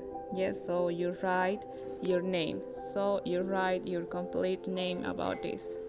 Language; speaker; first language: English; non-native, learner; Spanish